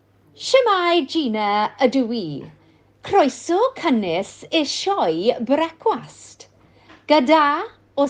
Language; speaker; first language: Welsh; non-native, learner; English